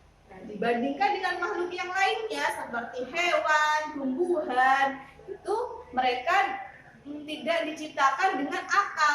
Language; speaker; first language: Indonesian; native; Indonesian